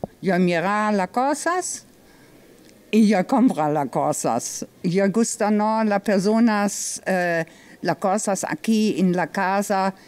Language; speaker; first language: Spanish; non-native, learner; German